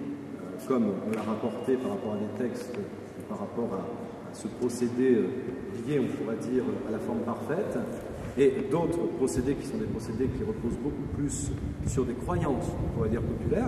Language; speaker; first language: French; native; French